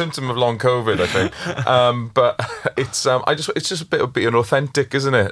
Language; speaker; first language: English; native; English